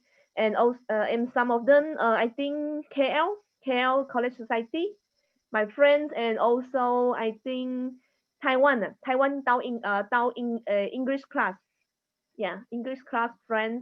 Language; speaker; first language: English; non-native, learner; Chinese